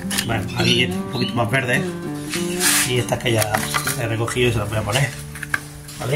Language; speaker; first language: Spanish; native; Spanish